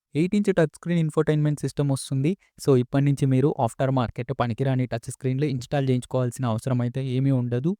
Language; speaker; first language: Telugu; native; Telugu